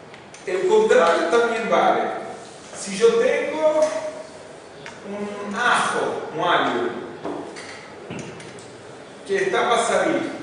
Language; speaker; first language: Spanish; non-native, fluent; Portuguese